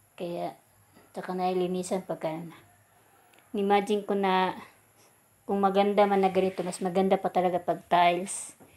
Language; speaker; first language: Filipino; non-native, local second language; Cebuano